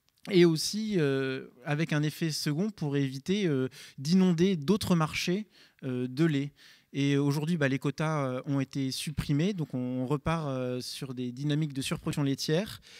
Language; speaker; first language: French; native; French